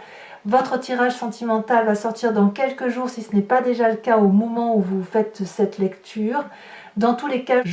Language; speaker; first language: French; native; French